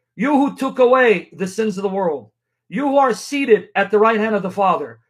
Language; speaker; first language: English; native; English